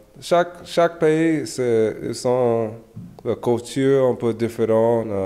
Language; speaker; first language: French; non-native, learner; English